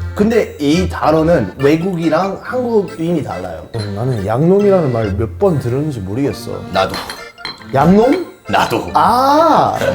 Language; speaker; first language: Korean; non-native, fluent; English